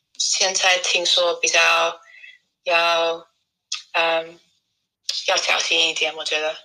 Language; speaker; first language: Chinese; non-native, fluent; English